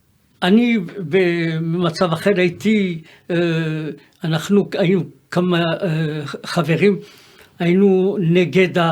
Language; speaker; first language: Hebrew; non-native, fluent; French